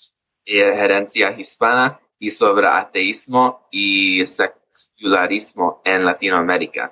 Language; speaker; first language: Spanish; early bilingual, heritage; English